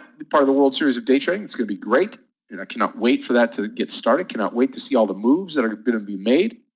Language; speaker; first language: English; native; English